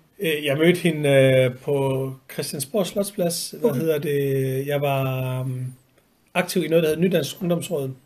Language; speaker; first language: Danish; early bilingual, other home language; Arabic